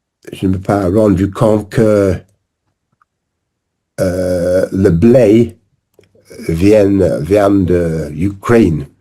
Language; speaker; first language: French; non-native, learner; English